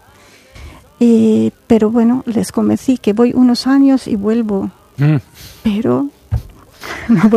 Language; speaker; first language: Spanish; non-native, fluent; Arabic